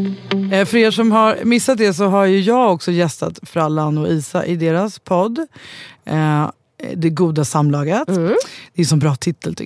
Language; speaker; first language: Swedish; native; Swedish